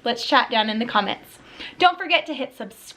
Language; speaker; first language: English; native; English